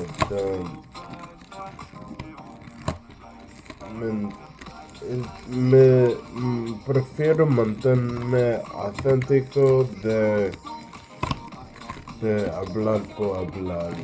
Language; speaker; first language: Spanish; non-native, learner; English